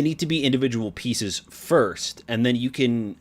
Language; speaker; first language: English; native; English